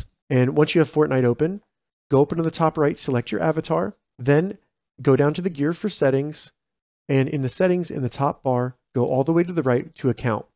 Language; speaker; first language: English; native; English